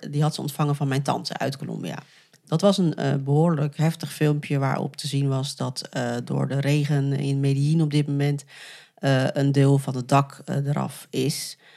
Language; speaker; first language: Dutch; native; Dutch